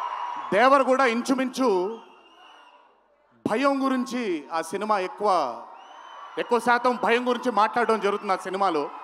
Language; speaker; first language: Telugu; native; Telugu